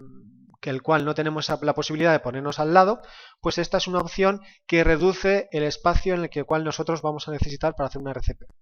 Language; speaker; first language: Spanish; native; Spanish